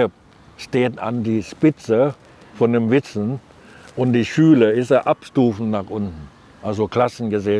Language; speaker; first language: German; non-native, learner; Thai